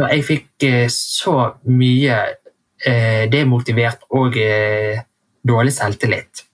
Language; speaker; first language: Norwegian; early bilingual, heritage; Vietnamese